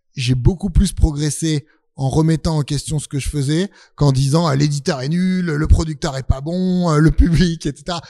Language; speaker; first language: French; native; French